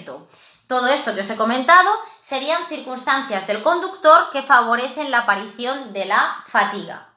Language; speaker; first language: Spanish; native; Spanish